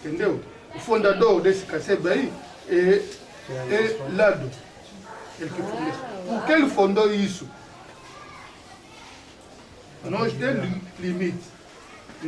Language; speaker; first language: Portuguese; non-native, learner; Lingala